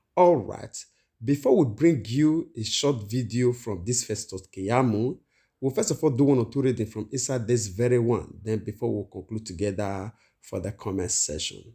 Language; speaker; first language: Nigerian Pidgin; non-native, local second language; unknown